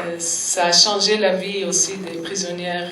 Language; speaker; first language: French; non-native, fluent; Arabic